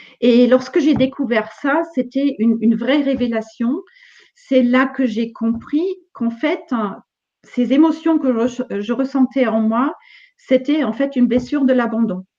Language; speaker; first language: French; non-native, fluent; German